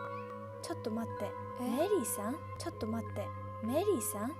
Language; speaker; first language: Japanese; non-native, fluent; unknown